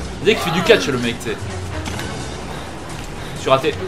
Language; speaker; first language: French; native; French